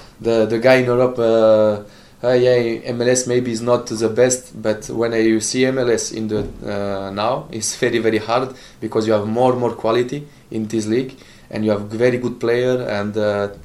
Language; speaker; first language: English; non-native, learner; Italian